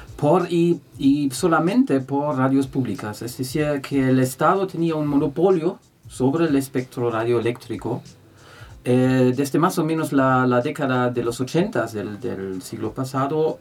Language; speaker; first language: Spanish; non-native, fluent; German